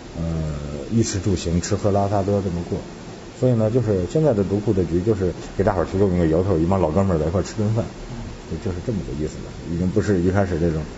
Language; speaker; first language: Chinese; native; Chinese